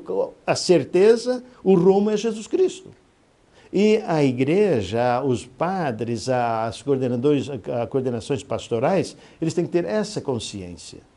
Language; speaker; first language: Portuguese; native; Portuguese